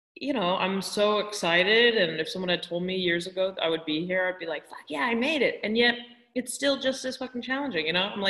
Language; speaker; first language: English; native; English